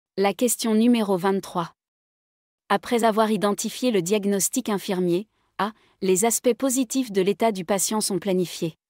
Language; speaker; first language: French; non-native, local second language; Arabic